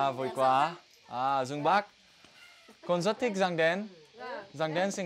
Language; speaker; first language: Vietnamese; non-native, learner; English